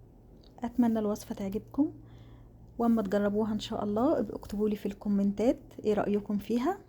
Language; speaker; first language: Arabic; native; Arabic